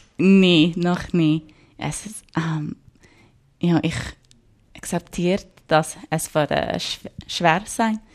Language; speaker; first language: German; non-native, learner; English